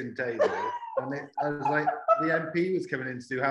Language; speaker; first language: English; native; English